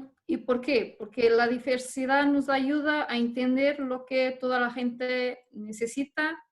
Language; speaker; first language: Spanish; non-native, fluent; Portuguese